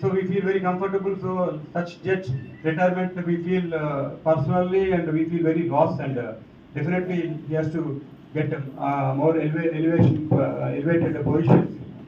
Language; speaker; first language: English; non-native, local second language; Telugu